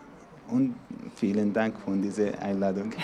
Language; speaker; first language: German; non-native, learner; Arabic